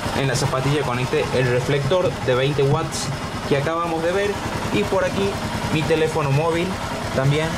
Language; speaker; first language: Spanish; native; Spanish